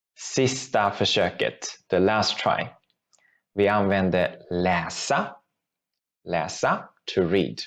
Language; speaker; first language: Swedish; non-native, fluent; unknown